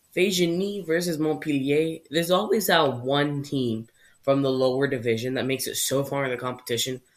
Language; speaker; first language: English; native; English